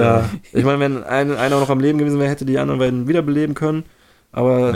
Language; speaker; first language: German; native; German